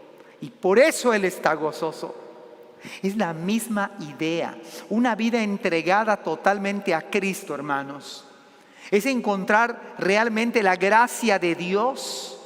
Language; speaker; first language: Spanish; native; Spanish